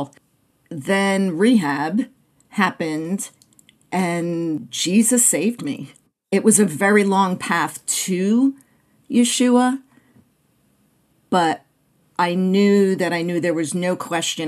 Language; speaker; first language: English; native; English